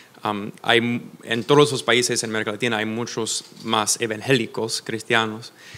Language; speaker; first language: Spanish; non-native, fluent; English